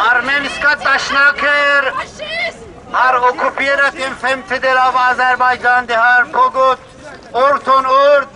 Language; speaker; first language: Swedish; non-native, learner; Azerbaijani